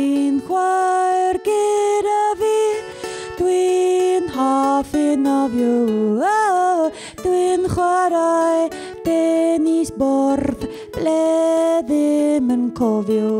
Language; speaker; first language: Welsh; non-native, learner; English